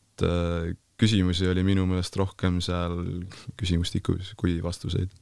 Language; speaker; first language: Estonian; native; Estonian